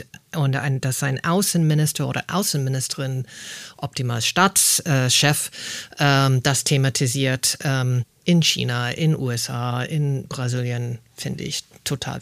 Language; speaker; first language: German; non-native, fluent; English